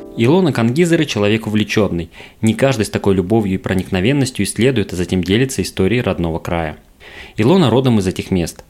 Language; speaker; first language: Russian; native; Russian